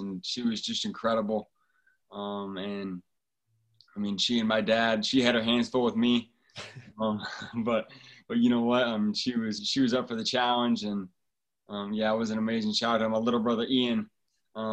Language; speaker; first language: English; native; English